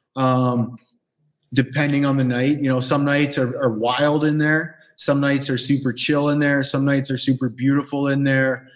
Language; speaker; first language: English; native; English